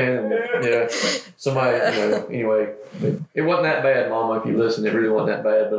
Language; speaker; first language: English; native; English